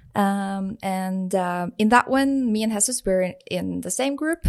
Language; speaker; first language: English; non-native, fluent; Persian